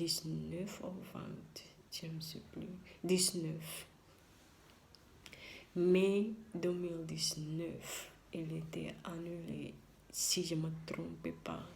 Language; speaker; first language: French; non-native, learner; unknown